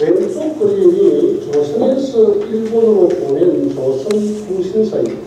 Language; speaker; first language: Japanese; non-native, learner; Korean